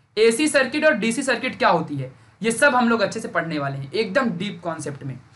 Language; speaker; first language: Hindi; native; Hindi